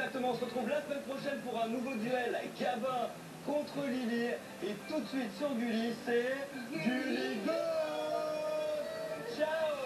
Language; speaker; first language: French; native; French